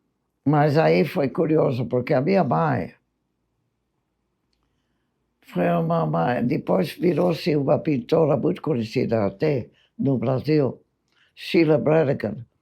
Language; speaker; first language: Portuguese; non-native, fluent; English